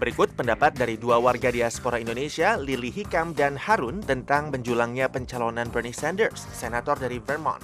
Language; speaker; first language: Indonesian; native; Indonesian